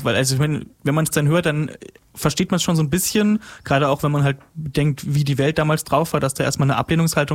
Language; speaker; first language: German; native; German